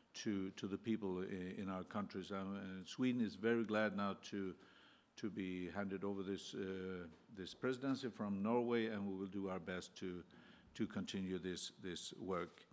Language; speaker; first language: English; non-native, fluent; Swedish